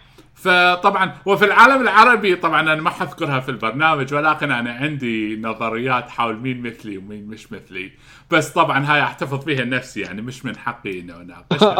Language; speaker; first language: Arabic; native; Arabic